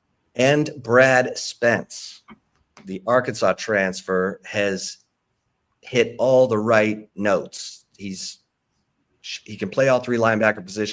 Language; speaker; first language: English; native; English